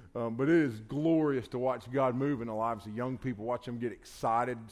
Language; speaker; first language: English; native; English